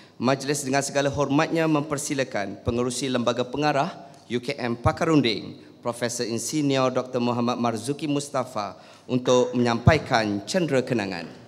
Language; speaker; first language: Malay; native; Malay